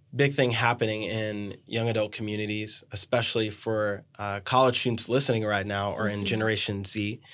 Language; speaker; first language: English; native; English